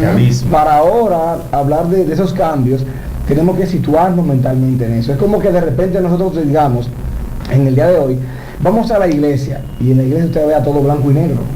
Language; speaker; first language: Spanish; native; Spanish